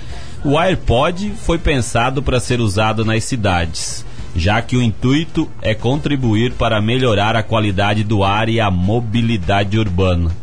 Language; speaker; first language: Portuguese; native; Portuguese